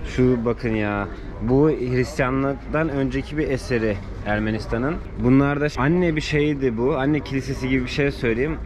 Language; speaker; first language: Turkish; native; Turkish